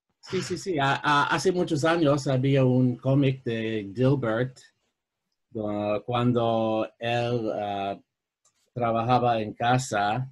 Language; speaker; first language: Spanish; non-native, fluent; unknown